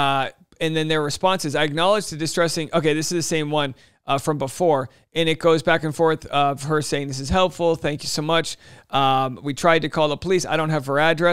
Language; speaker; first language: English; native; English